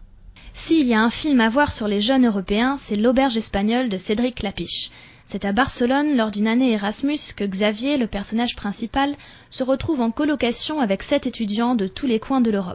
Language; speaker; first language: French; native; French